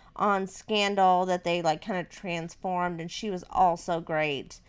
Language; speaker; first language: English; native; English